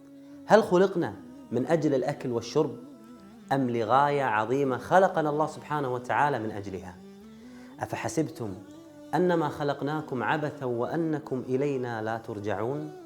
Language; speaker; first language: Arabic; native; Arabic